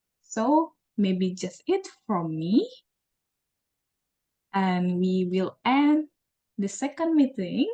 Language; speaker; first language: English; non-native, learner; Indonesian